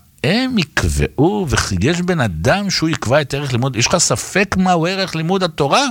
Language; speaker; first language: Hebrew; native; Hebrew